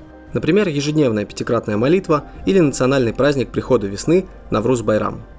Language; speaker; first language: Russian; native; Russian